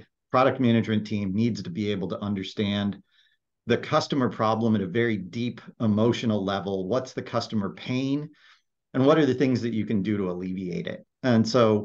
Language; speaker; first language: English; native; English